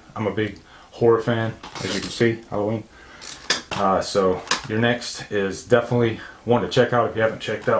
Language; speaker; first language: English; native; English